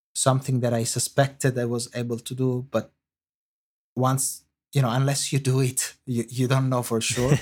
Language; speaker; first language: English; non-native, fluent; Italian